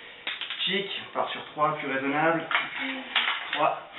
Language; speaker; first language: French; native; French